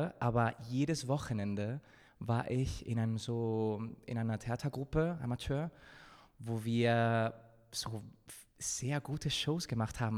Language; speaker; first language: German; non-native, fluent; Spanish